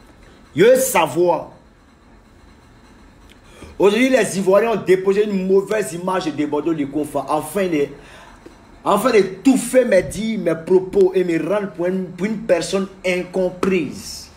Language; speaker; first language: French; native; French